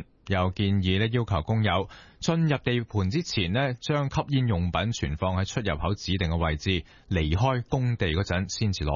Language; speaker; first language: Cantonese; native; Cantonese